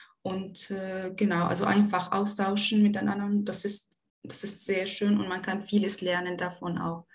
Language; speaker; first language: German; non-native, fluent; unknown